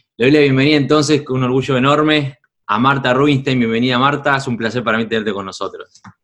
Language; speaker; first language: Spanish; native; Spanish